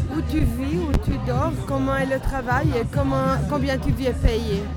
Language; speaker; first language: French; non-native, learner; Italian